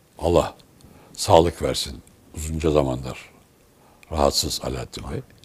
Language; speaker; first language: Turkish; native; Turkish